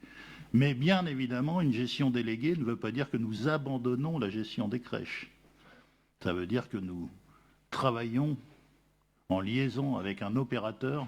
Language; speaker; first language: French; native; French